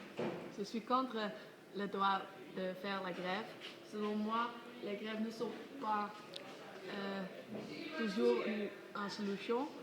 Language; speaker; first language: French; non-native, learner; Dutch